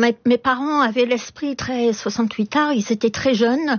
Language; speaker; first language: French; non-native, fluent; English